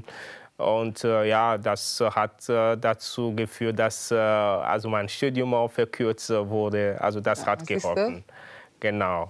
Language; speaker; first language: German; non-native, fluent; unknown